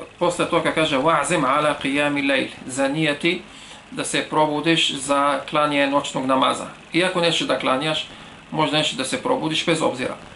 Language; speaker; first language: Serbian; non-native, fluent; Arabic